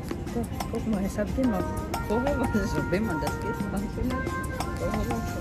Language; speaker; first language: German; non-native, learner; Filipino